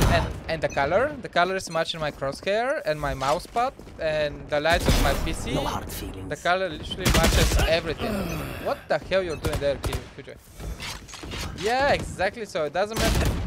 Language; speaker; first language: English; non-native, fluent; Bulgarian